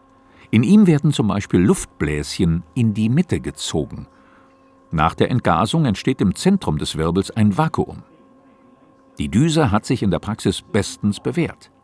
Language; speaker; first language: German; native; German